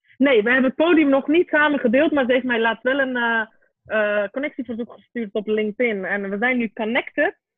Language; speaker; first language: Dutch; early bilingual, other home language; Persian